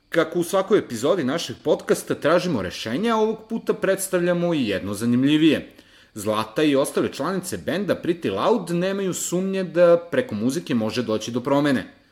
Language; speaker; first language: Serbian; native; Serbian